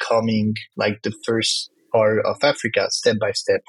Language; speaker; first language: English; non-native, fluent; French